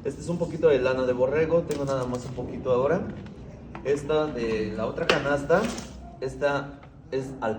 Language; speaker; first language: Spanish; non-native, local second language; Zapotec